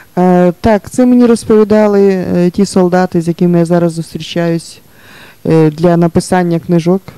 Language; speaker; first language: Ukrainian; native; Ukrainian